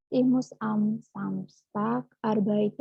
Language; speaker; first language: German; non-native, learner; Indonesian